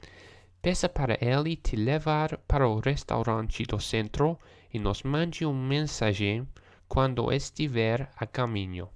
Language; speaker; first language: Portuguese; non-native, learner; English